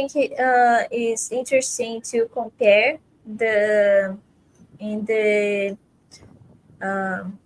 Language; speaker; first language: English; non-native, fluent; Portuguese